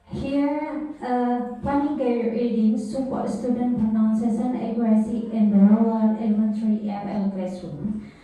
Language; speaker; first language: English; non-native, learner; Indonesian